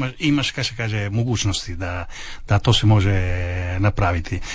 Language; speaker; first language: Croatian; non-native, learner; Italian